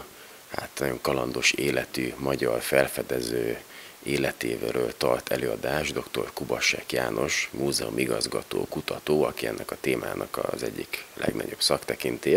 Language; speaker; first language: Hungarian; native; Hungarian